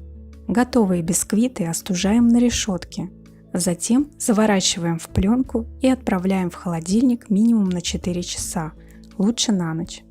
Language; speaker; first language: Russian; native; Russian